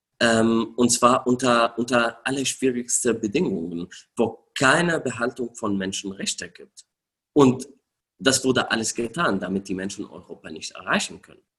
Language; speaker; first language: German; non-native, fluent; Arabic